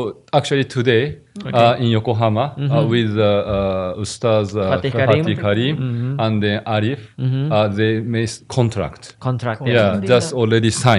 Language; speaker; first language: English; non-native, learner; Japanese